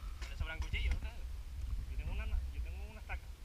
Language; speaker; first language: Spanish; native; Spanish